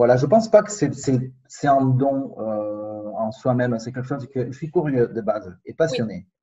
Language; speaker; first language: French; non-native, fluent; Spanish